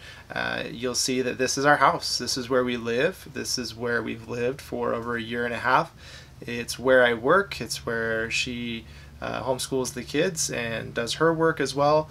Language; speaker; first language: English; native; English